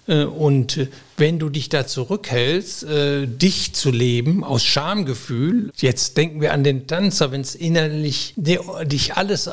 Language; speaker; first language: German; native; German